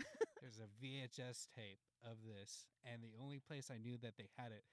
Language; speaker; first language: English; early bilingual, other home language; Spanish